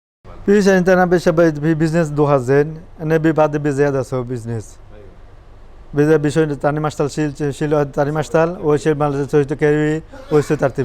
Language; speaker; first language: Arabic; non-native, learner; Bangla